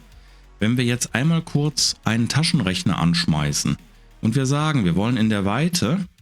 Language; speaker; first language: German; native; German